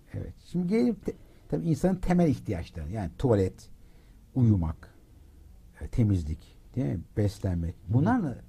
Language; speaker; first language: Turkish; early bilingual, heritage; Turkish